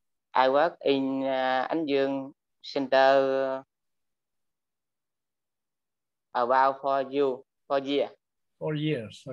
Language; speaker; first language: English; non-native, learner; Vietnamese